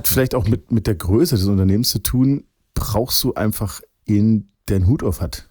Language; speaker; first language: German; native; German